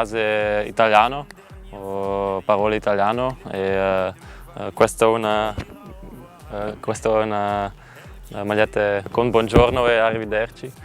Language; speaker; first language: Italian; non-native, learner; Dutch